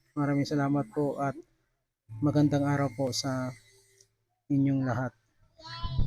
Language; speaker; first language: Filipino; non-native, local second language; Bikol